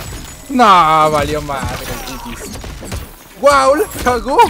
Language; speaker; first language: Spanish; native; Spanish